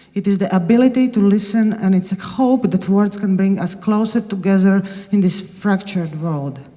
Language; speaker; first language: English; non-native, fluent; Latvian